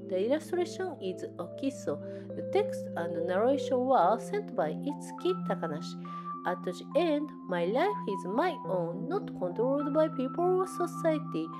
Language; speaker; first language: English; non-native, learner; Japanese